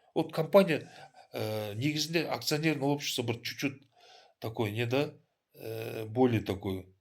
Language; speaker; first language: Russian; non-native, local second language; Kazakh